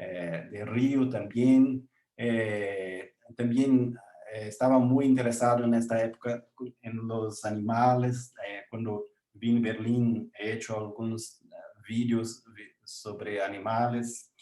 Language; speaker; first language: Spanish; non-native, learner; Portuguese